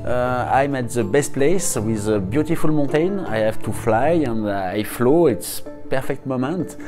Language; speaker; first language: English; non-native, learner; French